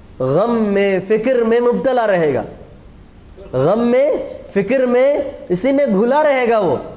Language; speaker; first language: Urdu; native; Urdu